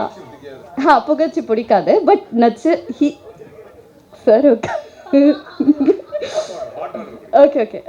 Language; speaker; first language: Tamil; non-native, learner; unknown